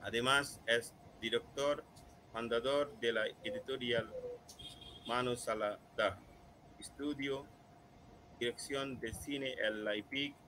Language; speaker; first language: Spanish; non-native, learner; Bangla